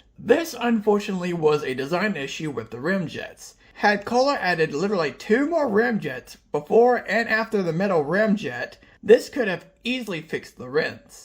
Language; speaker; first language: English; native; English